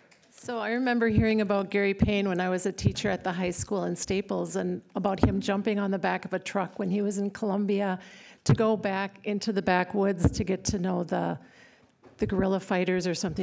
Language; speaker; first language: English; native; English